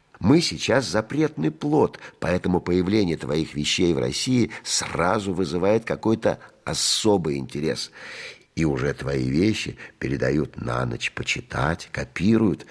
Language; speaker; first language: Russian; native; Russian